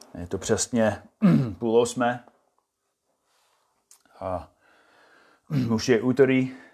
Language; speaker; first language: Czech; non-native, fluent; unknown